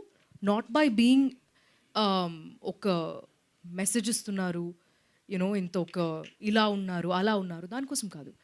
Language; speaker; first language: Telugu; non-native, local second language; Malayalam